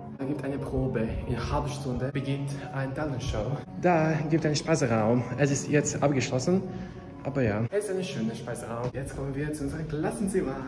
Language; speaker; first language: German; non-native, learner; Serbian